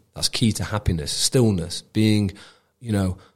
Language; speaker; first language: English; native; English